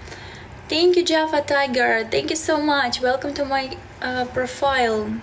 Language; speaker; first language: English; non-native, learner; Belarusian